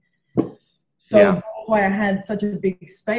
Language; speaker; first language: English; native; English